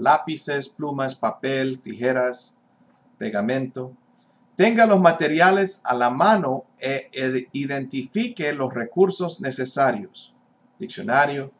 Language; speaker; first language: Spanish; non-native, fluent; English